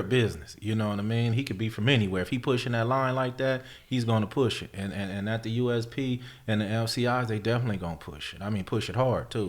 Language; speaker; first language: English; native; English